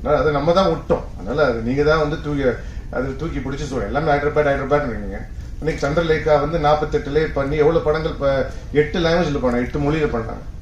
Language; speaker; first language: Tamil; native; Tamil